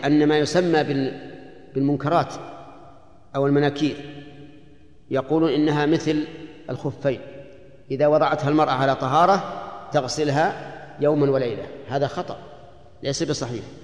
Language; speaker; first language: Arabic; native; Arabic